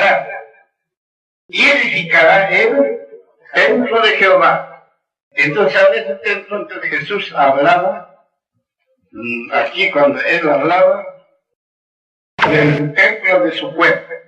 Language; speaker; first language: Spanish; non-native, local second language; Quechua